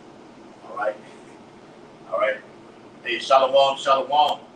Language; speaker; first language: English; native; English